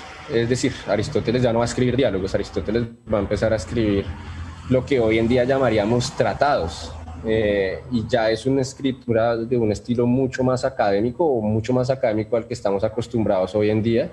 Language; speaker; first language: Spanish; native; Spanish